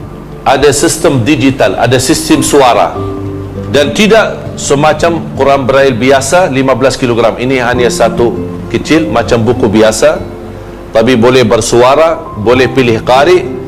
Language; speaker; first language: Indonesian; non-native, fluent; Arabic